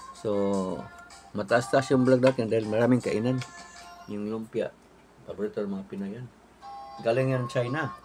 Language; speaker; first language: Filipino; non-native, local second language; Cebuano